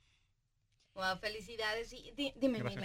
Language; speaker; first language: Spanish; native; Spanish